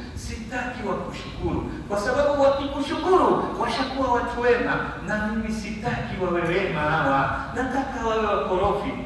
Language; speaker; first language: Swahili; native; Swahili